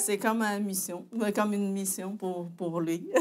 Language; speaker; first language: French; non-native, fluent; Chinese